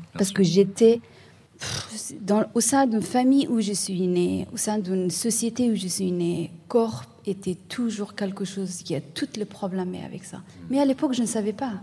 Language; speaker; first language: French; non-native, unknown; Persian